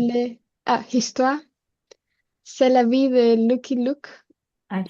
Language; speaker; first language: French; non-native, learner; Spanish